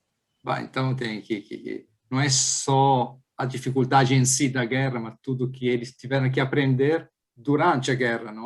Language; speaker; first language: Portuguese; non-native, fluent; Italian